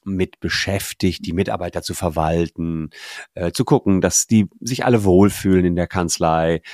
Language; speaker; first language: German; native; German